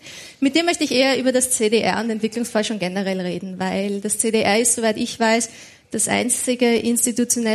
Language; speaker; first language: German; native; German